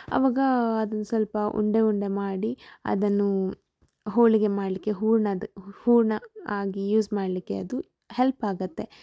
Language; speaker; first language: Kannada; native; Kannada